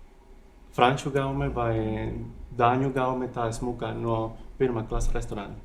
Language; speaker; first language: Latvian; non-native, learner; Spanish